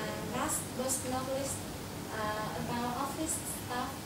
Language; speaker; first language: English; non-native, learner; Vietnamese